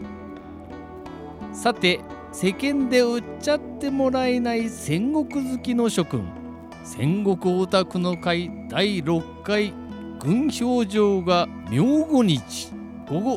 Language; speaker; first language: Japanese; native; Japanese